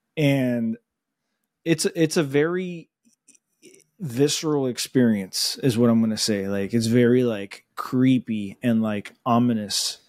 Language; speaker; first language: English; early bilingual, other home language; Spanish